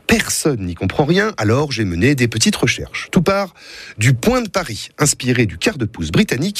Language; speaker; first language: French; native; French